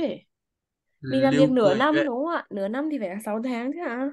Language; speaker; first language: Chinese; non-native, fluent; Vietnamese